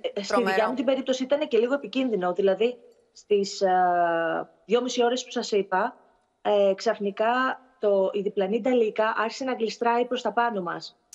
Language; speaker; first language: Greek; native; Greek